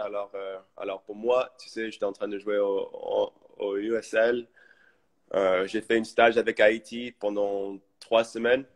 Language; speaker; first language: French; early bilingual, heritage; English